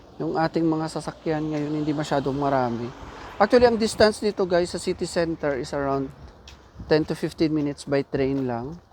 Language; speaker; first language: Filipino; non-native, local second language; Hiligaynon